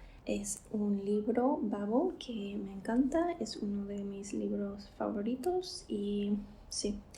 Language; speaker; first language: Spanish; non-native, fluent; English